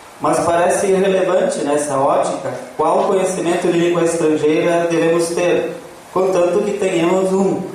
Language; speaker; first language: Portuguese; non-native, local second language; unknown